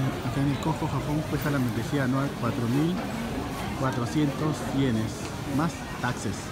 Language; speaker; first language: Spanish; native; Spanish